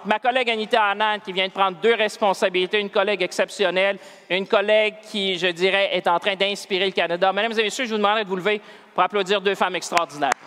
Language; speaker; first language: French; native; French